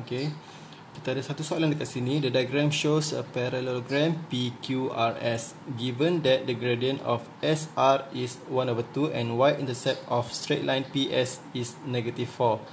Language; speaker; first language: English; non-native, local second language; Malay